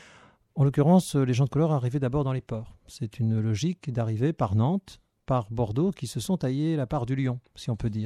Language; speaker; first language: French; native; French